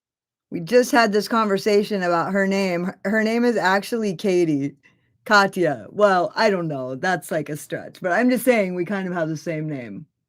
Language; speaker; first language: English; native; English